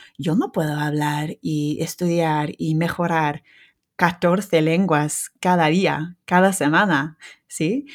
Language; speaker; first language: Spanish; non-native, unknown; English